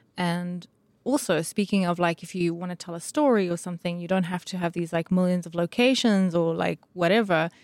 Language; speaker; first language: English; native; English